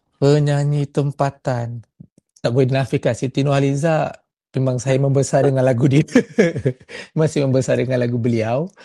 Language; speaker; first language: Malay; native; Malay